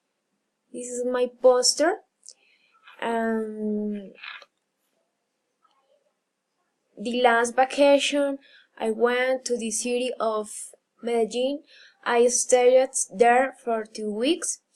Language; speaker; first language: English; non-native, learner; Spanish